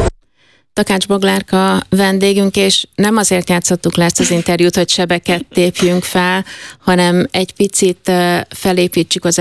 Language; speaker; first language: Hungarian; native; Hungarian